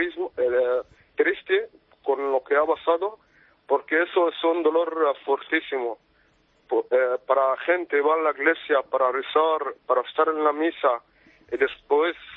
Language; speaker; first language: Spanish; non-native, fluent; Arabic